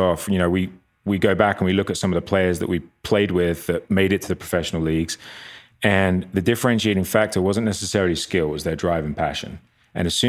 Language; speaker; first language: English; native; English